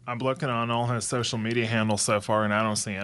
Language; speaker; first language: English; native; English